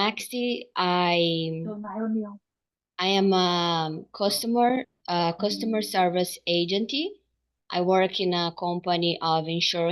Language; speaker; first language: English; non-native, learner; Portuguese